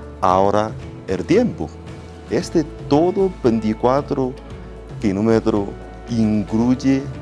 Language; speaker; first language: Spanish; non-native, learner; Chinese